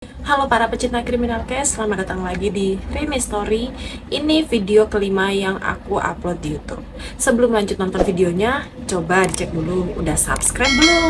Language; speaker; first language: Indonesian; native; Indonesian